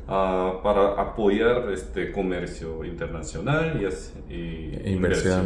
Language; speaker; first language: Spanish; non-native, learner; Korean